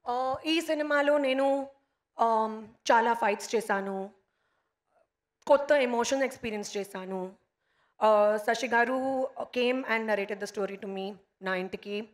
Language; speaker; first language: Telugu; non-native, learner; Hindi